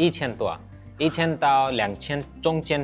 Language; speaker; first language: Chinese; non-native, learner; Hindi